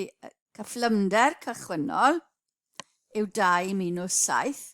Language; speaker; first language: Welsh; native; Welsh